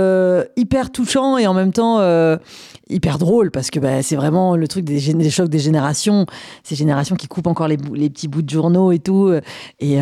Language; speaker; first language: French; native; French